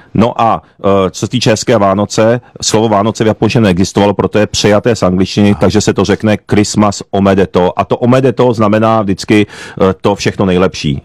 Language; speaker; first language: Czech; early bilingual, other home language; Japanese